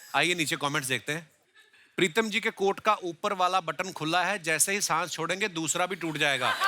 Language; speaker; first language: Hindi; non-native, local second language; Punjabi